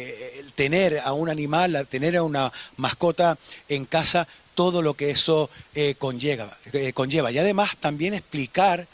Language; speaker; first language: Spanish; native; Spanish